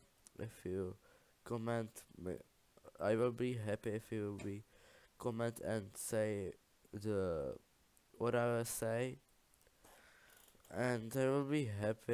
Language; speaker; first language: English; non-native, learner; Czech